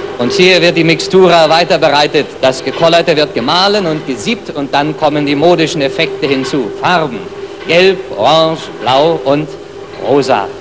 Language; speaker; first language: German; native; German